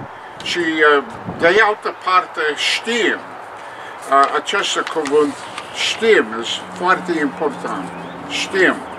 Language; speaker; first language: Romanian; non-native, learner; English